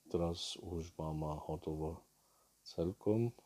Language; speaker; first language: Slovak; non-native, learner; Arabic